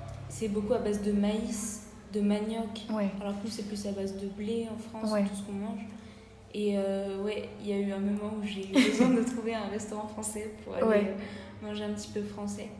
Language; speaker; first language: French; native; French